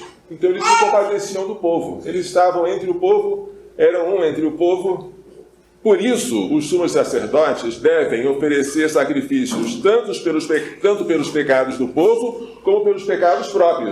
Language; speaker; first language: Portuguese; native; Portuguese